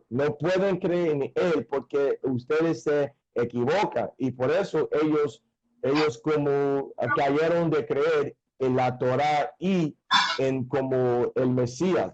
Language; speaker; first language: Spanish; non-native, fluent; English